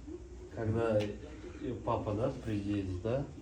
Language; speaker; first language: Russian; non-native, learner; Tajik